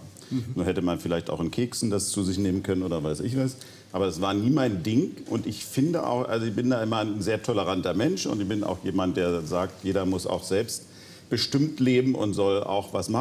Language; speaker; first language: German; native; German